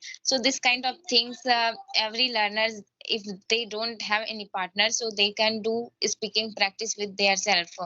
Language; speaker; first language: English; non-native, learner; Hindi